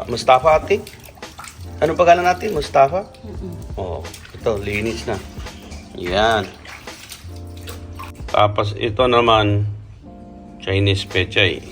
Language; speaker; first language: Filipino; non-native, learner; Punjabi